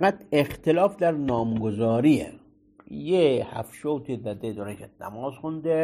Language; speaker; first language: Persian; native; Persian